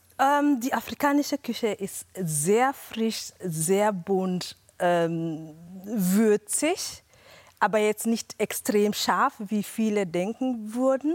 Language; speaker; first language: German; non-native, fluent; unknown